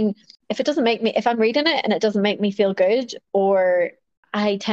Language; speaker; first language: English; native; English